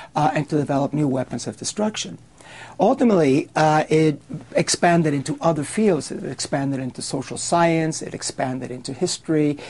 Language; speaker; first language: English; non-native, fluent; Spanish